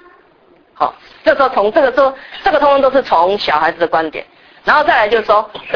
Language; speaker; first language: Chinese; native; Chinese